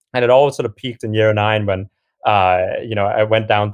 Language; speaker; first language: English; non-native, local second language; Cantonese